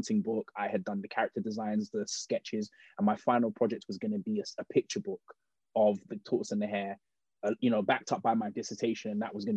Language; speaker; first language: English; native; English